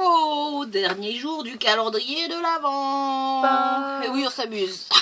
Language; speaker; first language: French; native; French